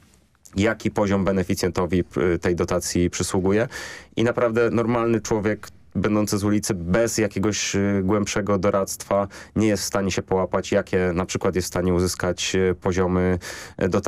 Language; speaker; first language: Polish; native; Polish